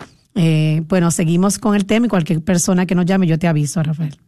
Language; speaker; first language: Spanish; native; Spanish